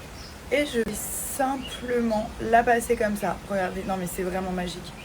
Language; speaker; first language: French; native; French